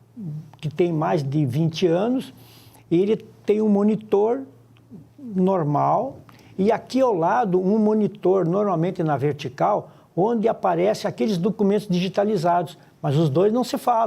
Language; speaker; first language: Portuguese; native; Portuguese